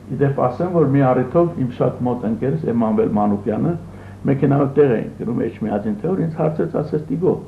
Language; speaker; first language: Armenian; early bilingual, other home language; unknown